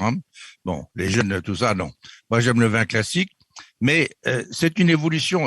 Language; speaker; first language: French; native; French